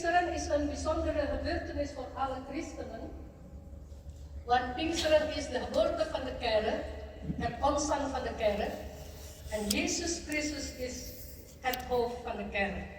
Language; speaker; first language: Dutch; non-native, fluent; Indonesian